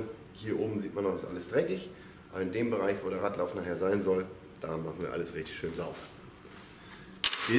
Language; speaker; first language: German; native; German